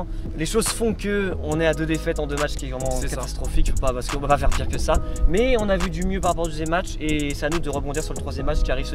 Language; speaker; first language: French; native; French